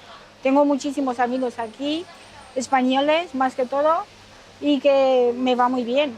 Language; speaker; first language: Spanish; non-native, fluent; Romanian